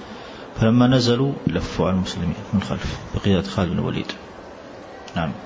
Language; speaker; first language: Arabic; native; Arabic